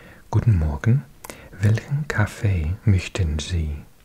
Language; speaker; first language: German; non-native, learner; English